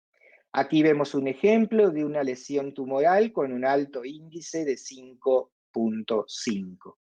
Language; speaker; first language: Spanish; native; Spanish